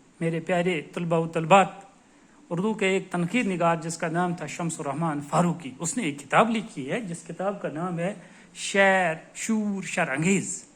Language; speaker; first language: Urdu; non-native, local second language; Kashmiri